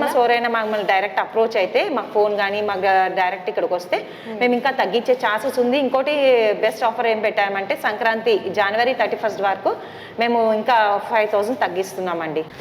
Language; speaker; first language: Telugu; native; Telugu